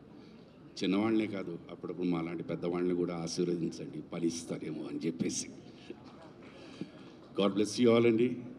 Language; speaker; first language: Telugu; native; Telugu